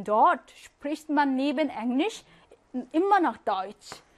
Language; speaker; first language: German; non-native, fluent; Korean